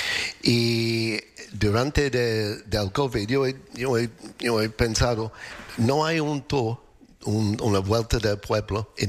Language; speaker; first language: Spanish; non-native, learner; English